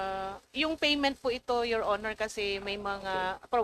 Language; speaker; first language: Filipino; native; Filipino